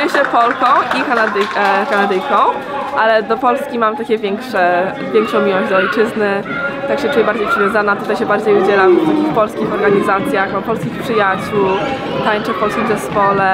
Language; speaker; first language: Polish; early bilingual, heritage; Polish